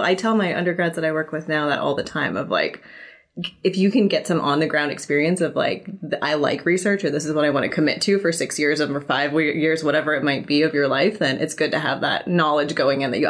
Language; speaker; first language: English; native; English